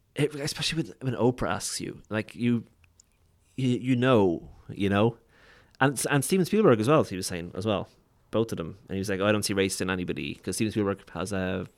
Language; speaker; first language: English; native; English